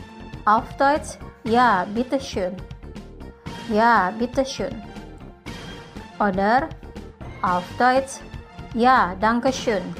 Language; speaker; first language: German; non-native, fluent; Indonesian